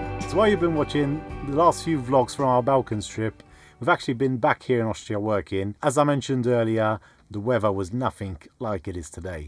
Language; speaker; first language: English; native; English